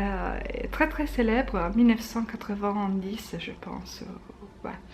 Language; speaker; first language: French; non-native, fluent; Italian